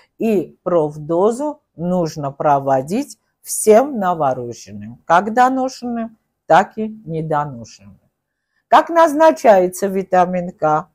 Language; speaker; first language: Russian; non-native, local second language; Armenian